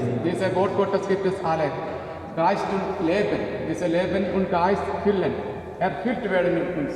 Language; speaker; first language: German; non-native, learner; Malayalam